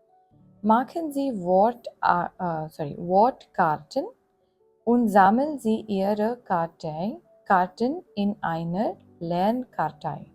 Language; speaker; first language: German; non-native, fluent; Gujarati